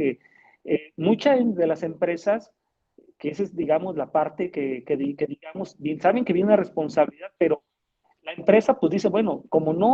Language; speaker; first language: Spanish; native; Spanish